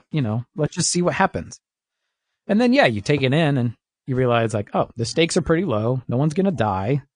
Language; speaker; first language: English; native; English